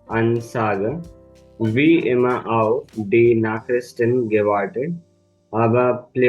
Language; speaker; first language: German; non-native, learner; Hindi